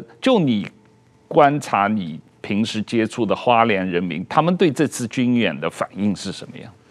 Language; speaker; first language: Chinese; native; Chinese